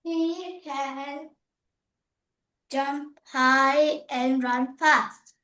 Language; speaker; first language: English; non-native, learner; Vietnamese